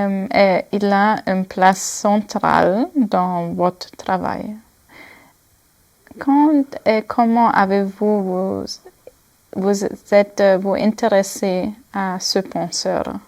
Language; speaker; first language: French; non-native, fluent; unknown